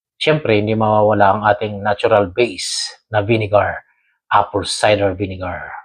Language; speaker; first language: Filipino; non-native, local second language; Cebuano